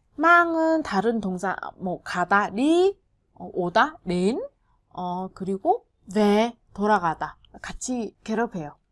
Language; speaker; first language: Korean; non-native, fluent; Vietnamese